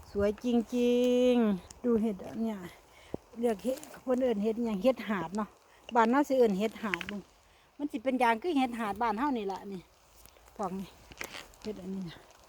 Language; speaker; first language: Thai; native; Thai